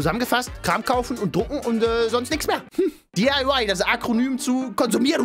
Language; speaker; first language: German; native; German